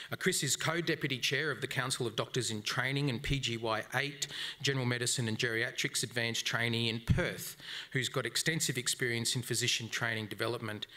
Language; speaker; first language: English; native; English